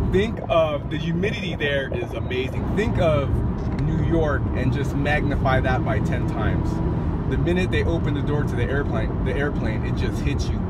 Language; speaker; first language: English; native; English